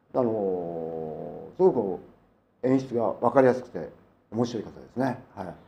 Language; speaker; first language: Japanese; native; Japanese